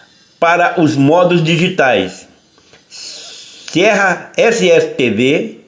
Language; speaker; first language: Portuguese; native; Portuguese